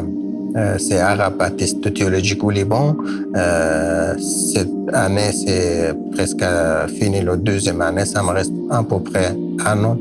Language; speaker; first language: French; non-native, learner; Kurdish